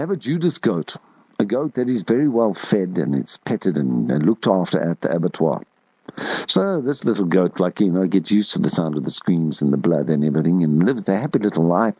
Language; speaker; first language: English; native; English